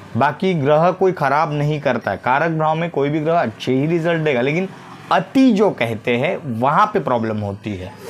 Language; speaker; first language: Hindi; non-native, local second language; Marathi